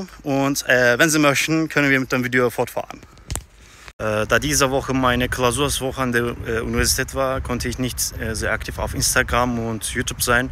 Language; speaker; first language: German; non-native, fluent; Turkish